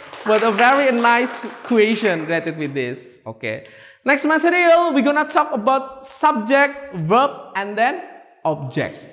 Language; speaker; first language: English; non-native, fluent; Indonesian